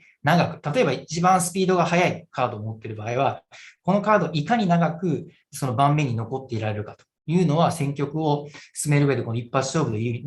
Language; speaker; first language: Japanese; native; Japanese